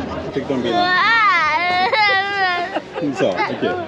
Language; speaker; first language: Swedish; native; Swedish